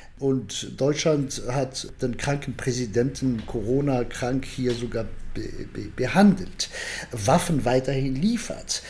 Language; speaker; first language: German; non-native, fluent; Arabic